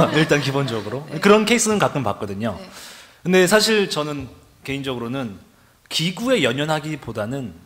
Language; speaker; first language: Korean; native; Korean